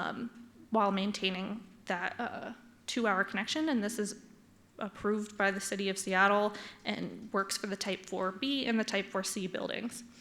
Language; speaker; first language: English; native; English